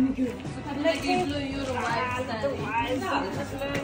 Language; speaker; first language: Swedish; early bilingual, other home language; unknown